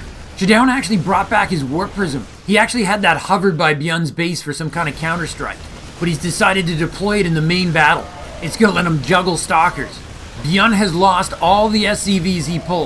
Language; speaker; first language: English; native; English